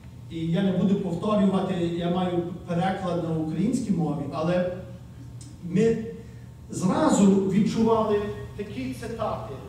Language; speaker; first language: Ukrainian; early bilingual, heritage; Ukrainian